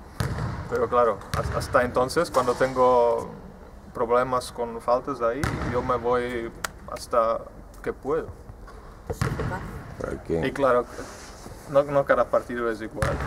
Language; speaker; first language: Spanish; non-native, fluent; Czech